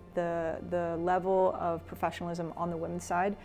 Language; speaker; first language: English; native; English